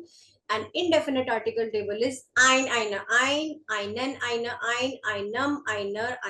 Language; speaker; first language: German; non-native, fluent; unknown